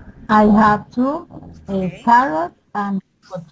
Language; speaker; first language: English; non-native, learner; Spanish